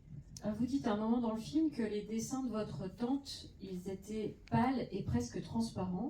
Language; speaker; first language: French; native; French